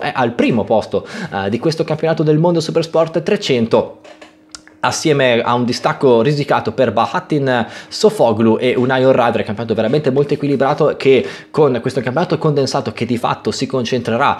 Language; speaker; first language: Italian; native; Italian